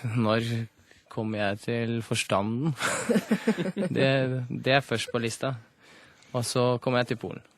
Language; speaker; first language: Norwegian; early bilingual, other home language; Russian